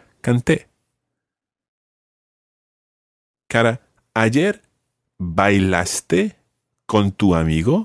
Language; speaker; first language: Spanish; non-native, fluent; English